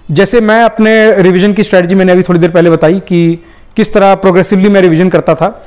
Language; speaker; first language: Hindi; native; Hindi